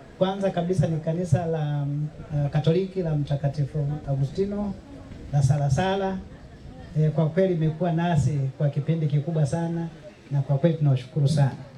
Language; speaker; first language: Swahili; native; Swahili